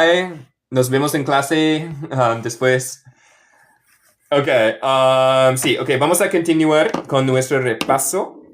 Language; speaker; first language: Spanish; non-native, fluent; English